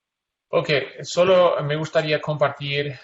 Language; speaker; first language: Spanish; non-native, fluent; English